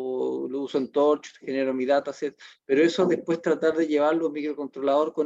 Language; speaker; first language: Spanish; native; Spanish